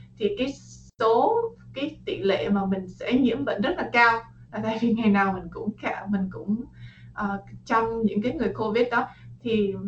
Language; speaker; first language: Vietnamese; early bilingual, heritage; Vietnamese